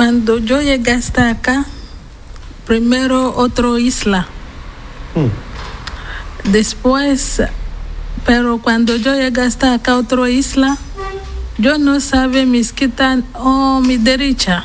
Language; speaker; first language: Spanish; non-native, learner; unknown